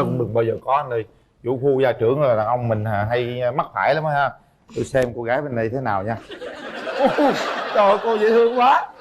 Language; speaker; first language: Vietnamese; native; Vietnamese